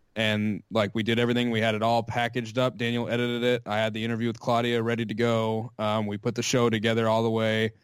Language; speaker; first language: English; native; English